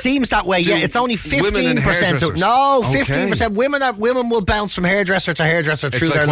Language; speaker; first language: English; native; English